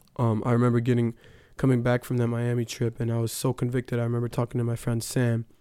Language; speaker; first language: English; early bilingual, other home language; Ukrainian